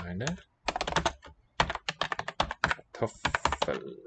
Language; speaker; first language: German; non-native, learner; English